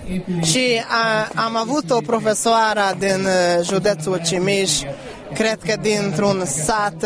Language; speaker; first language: Romanian; non-native, learner; Hungarian